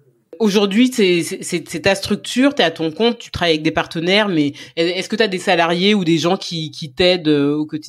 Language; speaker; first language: French; native; French